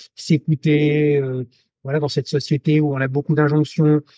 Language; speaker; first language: French; native; French